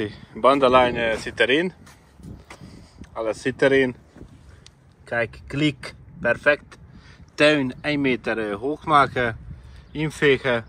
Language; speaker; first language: Dutch; non-native, learner; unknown